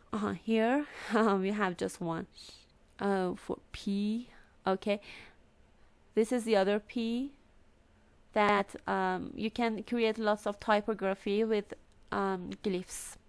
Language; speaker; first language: English; non-native, fluent; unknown